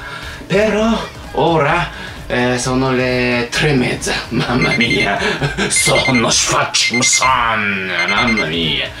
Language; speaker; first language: Italian; non-native, learner; Japanese